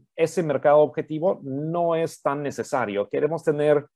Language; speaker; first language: Spanish; early bilingual, heritage; Spanish